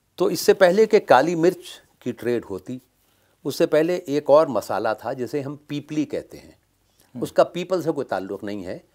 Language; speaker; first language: Hindi; native; Hindi